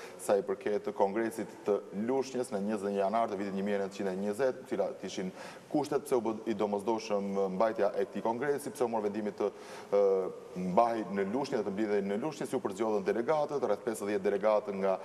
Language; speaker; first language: Albanian; native; Albanian